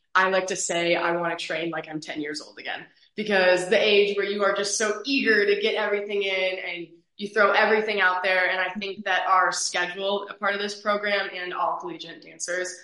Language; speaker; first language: English; native; English